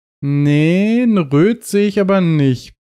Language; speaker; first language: German; native; German